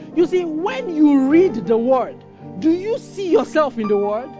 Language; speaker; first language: English; non-native, local second language; Yoruba